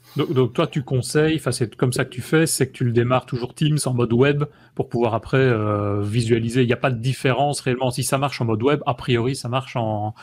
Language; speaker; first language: French; native; French